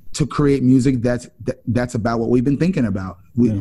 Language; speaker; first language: English; native; English